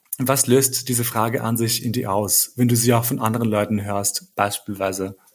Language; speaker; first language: German; early bilingual, other home language; Albanian